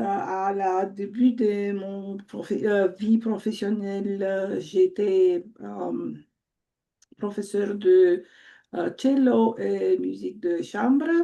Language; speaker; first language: French; non-native, learner; Romanian